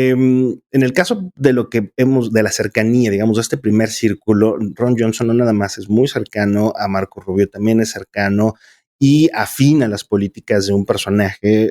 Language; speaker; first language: Spanish; native; Spanish